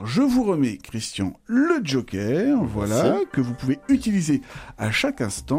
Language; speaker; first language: French; native; French